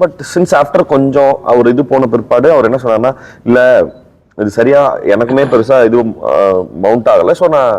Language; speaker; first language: Tamil; native; Tamil